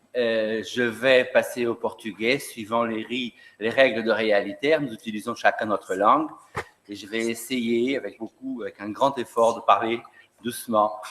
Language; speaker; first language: French; non-native, fluent; Portuguese